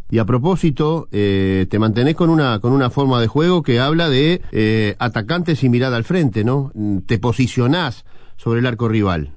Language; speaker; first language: Spanish; native; Spanish